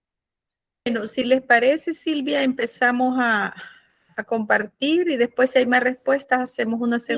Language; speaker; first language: Spanish; native; Spanish